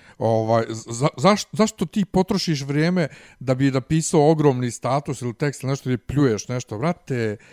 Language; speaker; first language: Bosnian; native; Bosnian